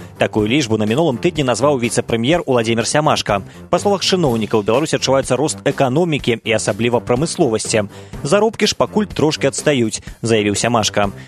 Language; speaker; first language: Belarusian; native; Belarusian